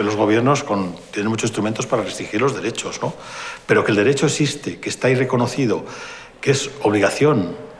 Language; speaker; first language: Spanish; native; Spanish